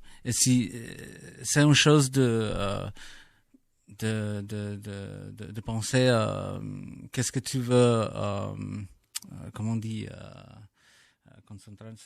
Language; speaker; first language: French; non-native, learner; English